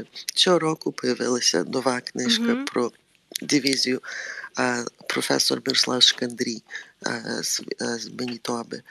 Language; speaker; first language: Ukrainian; early bilingual, heritage; Ukrainian